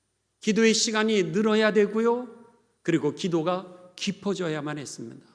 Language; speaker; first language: Korean; native; Korean